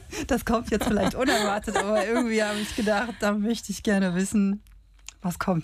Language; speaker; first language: German; native; German